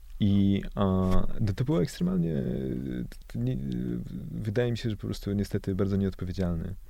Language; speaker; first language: Polish; native; Polish